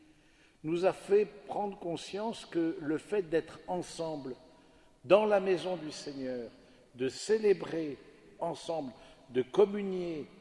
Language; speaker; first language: French; native; French